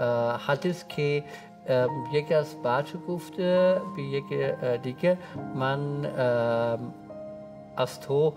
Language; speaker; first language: Persian; non-native, learner; German